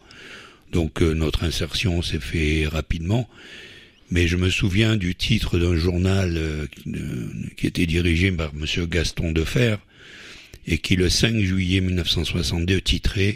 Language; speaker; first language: French; native; French